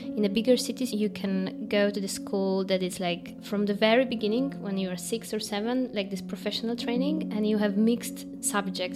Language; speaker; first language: English; non-native, fluent; Polish